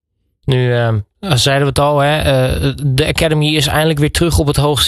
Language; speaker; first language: Dutch; native; Dutch